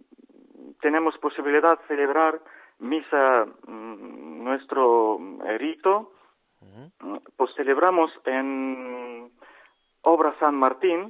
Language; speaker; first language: Spanish; non-native, learner; Ukrainian